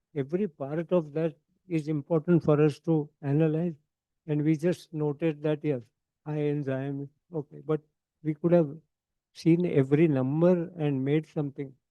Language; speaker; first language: English; non-native, local second language; Marathi